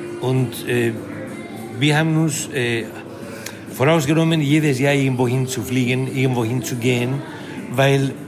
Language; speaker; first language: German; non-native, fluent; Spanish